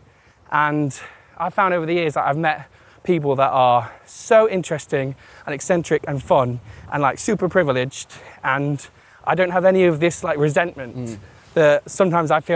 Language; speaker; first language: English; native; English